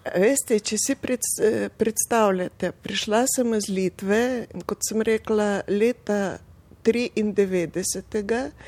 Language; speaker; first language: Slovenian; non-native, fluent; Russian